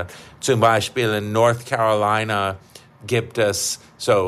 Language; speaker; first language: German; non-native, fluent; English